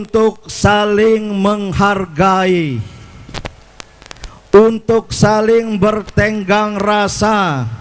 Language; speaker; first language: Indonesian; native; Indonesian